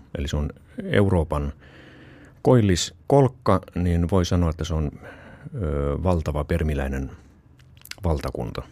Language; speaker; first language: Finnish; native; Finnish